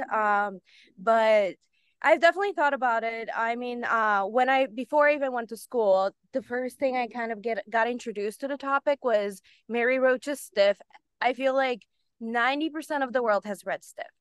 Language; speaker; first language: English; early bilingual, other home language; Bulgarian